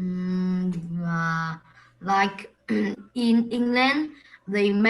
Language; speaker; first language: English; non-native, learner; Vietnamese